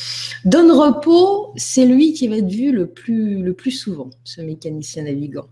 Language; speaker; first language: French; native; French